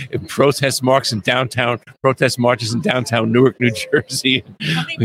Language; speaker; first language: English; native; English